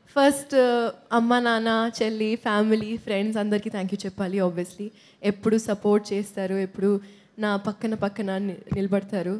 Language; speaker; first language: Telugu; non-native, local second language; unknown